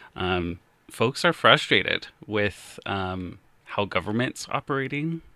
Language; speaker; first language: English; native; English